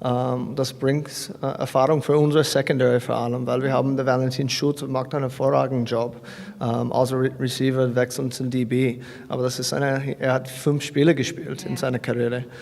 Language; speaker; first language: German; non-native, fluent; English